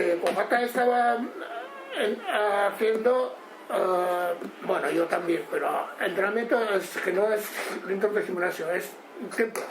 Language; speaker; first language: Spanish; non-native, learner; Japanese